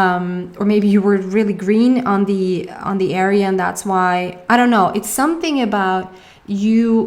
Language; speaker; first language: English; non-native, fluent; Swedish